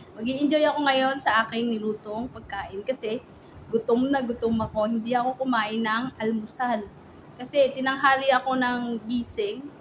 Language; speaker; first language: Filipino; native; Filipino